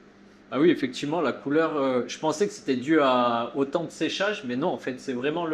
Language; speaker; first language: French; native; French